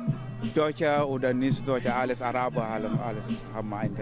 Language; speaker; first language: German; non-native, learner; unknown